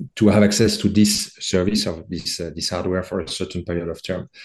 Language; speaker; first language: English; non-native, fluent; French